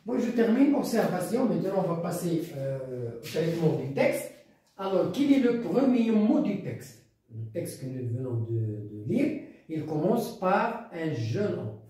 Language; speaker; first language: French; non-native, local second language; Arabic